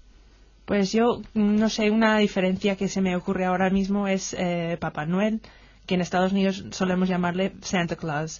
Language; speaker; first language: Spanish; non-native, fluent; English